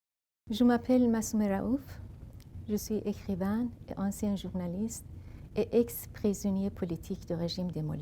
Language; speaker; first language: French; non-native, fluent; Persian